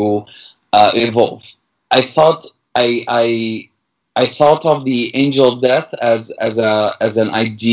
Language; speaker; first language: English; non-native, fluent; Arabic